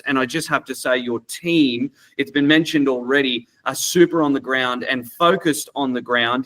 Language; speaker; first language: English; native; English